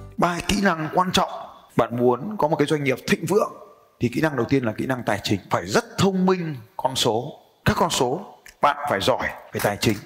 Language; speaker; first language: Vietnamese; native; Vietnamese